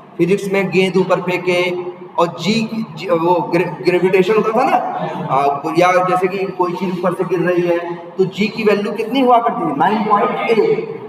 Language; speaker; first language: Hindi; native; Hindi